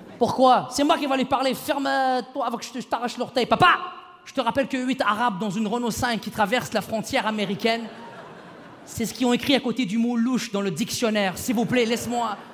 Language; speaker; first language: French; early bilingual, other home language; Arabic